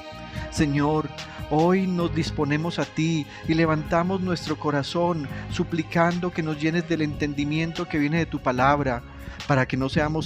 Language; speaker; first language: Spanish; native; Spanish